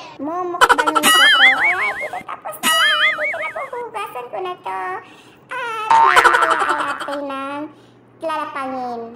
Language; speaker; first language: Filipino; non-native, local second language; Cebuano